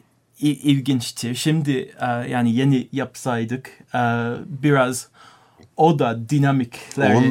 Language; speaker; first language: Turkish; non-native, learner; English